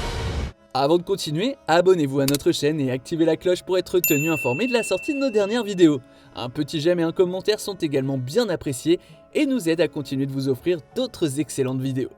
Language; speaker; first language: French; native; French